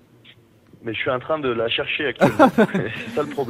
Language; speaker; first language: French; native; French